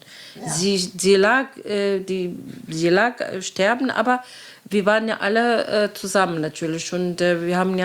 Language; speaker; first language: German; non-native, fluent; Arabic